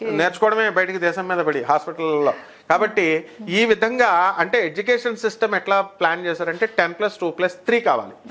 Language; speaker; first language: Telugu; native; Telugu